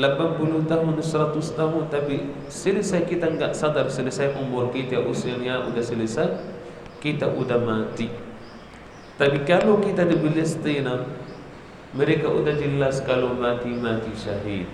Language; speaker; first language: Indonesian; non-native, learner; Arabic